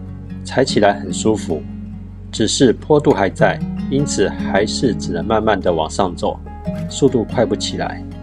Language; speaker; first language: Chinese; native; Chinese